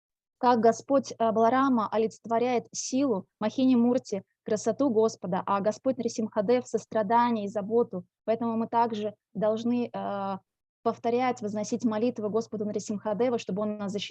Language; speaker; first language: Russian; native; Russian